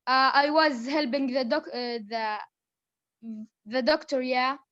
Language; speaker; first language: English; non-native, learner; Arabic